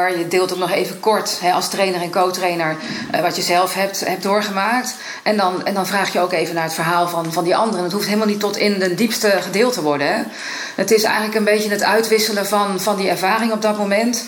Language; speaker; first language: Dutch; native; Dutch